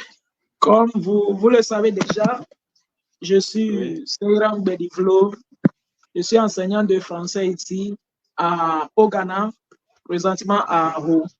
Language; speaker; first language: French; non-native, fluent; Ewe